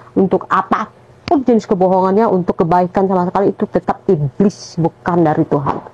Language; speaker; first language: Indonesian; non-native, local second language; Minangkabau